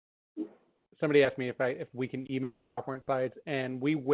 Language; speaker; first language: English; native; English